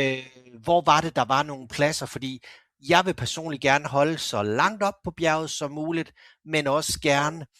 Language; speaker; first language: Danish; native; Danish